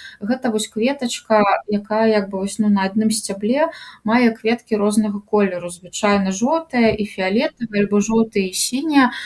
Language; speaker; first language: Belarusian; native; Belarusian